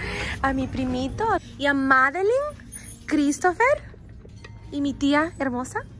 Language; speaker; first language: Spanish; early bilingual, heritage; Spanish